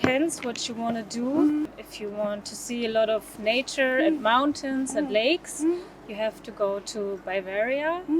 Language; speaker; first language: English; non-native, fluent; German